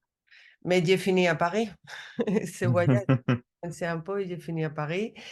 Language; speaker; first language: French; non-native, learner; Spanish